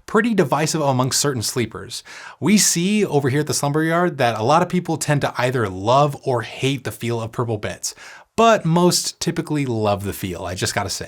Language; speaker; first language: English; native; English